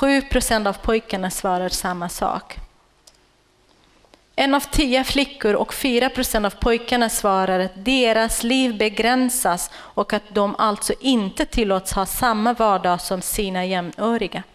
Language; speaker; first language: Swedish; non-native, fluent; Kurdish